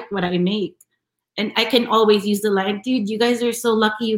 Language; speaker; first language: English; non-native, local second language; Filipino